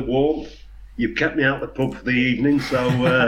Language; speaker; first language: English; native; English